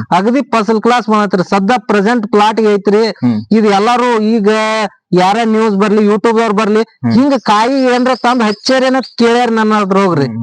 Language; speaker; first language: Kannada; native; Kannada